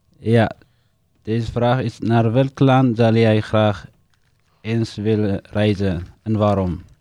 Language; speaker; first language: Dutch; non-native, learner; Tigrinya